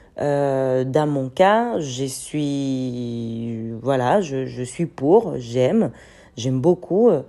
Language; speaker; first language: French; non-native, fluent; Spanish